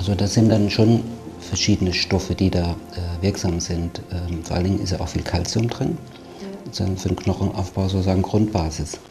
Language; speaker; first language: German; native; German